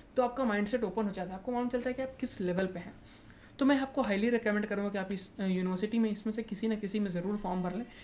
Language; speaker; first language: Hindi; non-native, local second language; Marathi